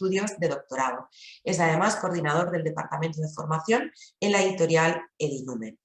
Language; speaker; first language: Spanish; native; Spanish